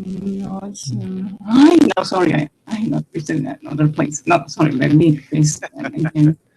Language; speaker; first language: English; non-native, learner; Spanish